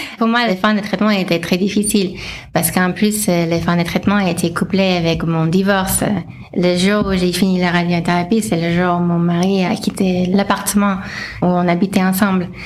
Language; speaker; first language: French; non-native, fluent; English